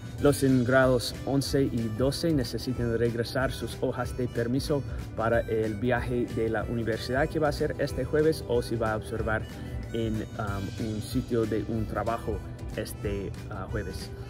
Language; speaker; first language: Spanish; non-native, fluent; English